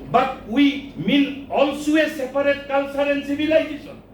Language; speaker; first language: English; non-native, local second language; Assamese